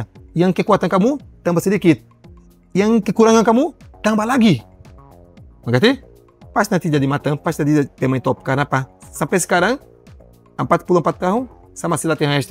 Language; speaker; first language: Indonesian; non-native, learner; Portuguese